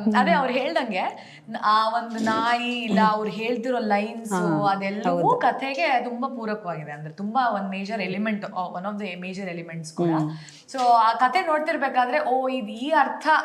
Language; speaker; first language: Kannada; native; Kannada